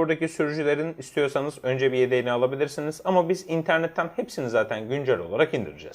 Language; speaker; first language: Turkish; native; Turkish